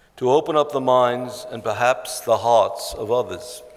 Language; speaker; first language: English; native; English